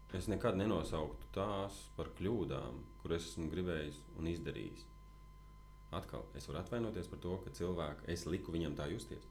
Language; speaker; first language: Latvian; native; Latvian